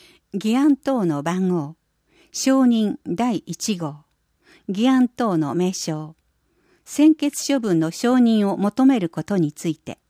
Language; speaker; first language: Japanese; native; Japanese